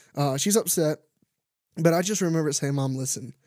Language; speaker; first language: English; native; English